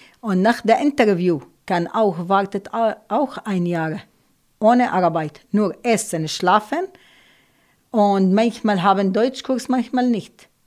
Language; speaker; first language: German; non-native, learner; Arabic